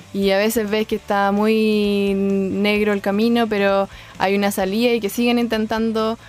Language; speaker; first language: Spanish; native; Spanish